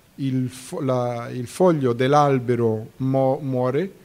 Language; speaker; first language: Italian; non-native, fluent; Portuguese